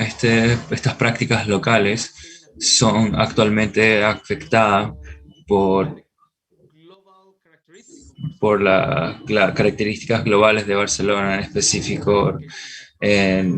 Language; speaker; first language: Spanish; non-native, fluent; English